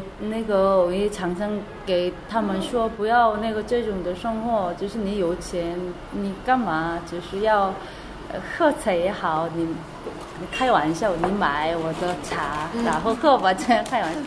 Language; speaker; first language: Chinese; non-native, learner; Korean